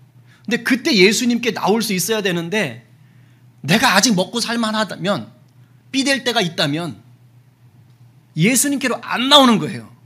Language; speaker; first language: Korean; native; Korean